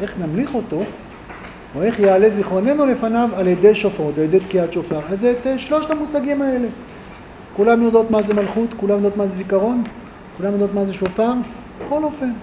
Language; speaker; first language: Hebrew; native; Hebrew